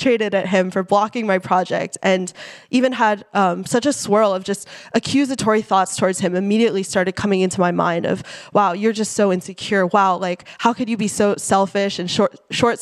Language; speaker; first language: English; native; English